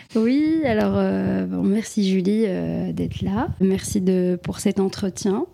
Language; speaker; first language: French; non-native, local second language; Arabic